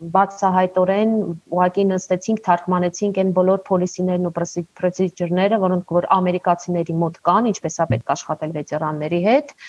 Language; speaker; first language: Armenian; native; Armenian